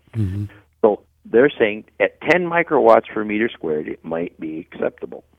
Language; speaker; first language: English; native; English